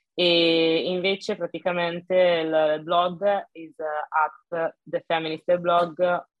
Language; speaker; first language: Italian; early bilingual, other home language; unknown